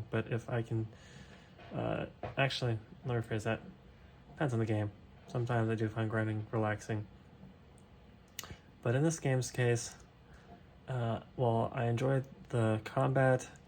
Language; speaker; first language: English; native; English